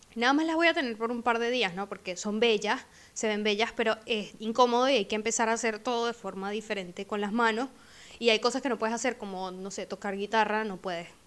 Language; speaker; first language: Spanish; native; Spanish